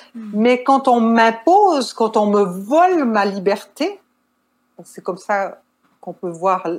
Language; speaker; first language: French; native; French